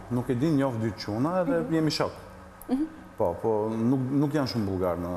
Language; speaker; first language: Albanian; early bilingual, heritage; Albanian